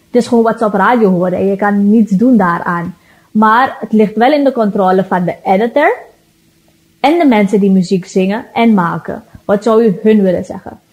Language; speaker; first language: Dutch; native; Dutch